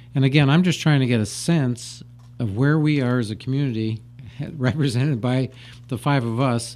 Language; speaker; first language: English; native; English